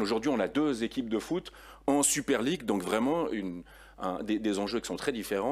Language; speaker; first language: French; native; French